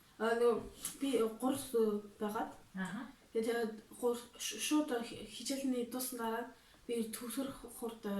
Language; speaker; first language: Mongolian; early bilingual, heritage; Mongolian